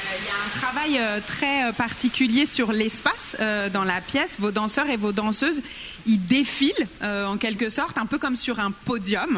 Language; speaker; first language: French; native; French